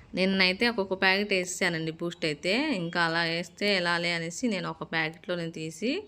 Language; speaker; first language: Telugu; native; Telugu